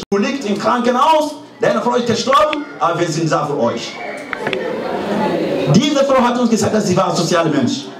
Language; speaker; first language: German; non-native, learner; Fula